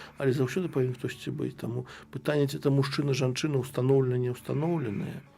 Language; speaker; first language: Belarusian; non-native, local second language; Russian